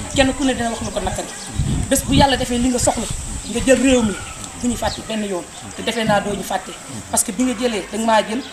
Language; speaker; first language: Wolof; native; Wolof